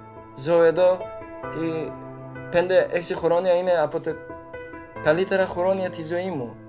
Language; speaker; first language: Greek; non-native, learner; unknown